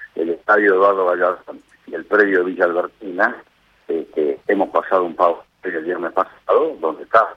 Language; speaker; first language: Spanish; native; Spanish